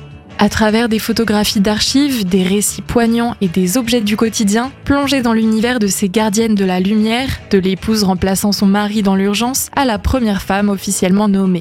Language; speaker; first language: French; native; French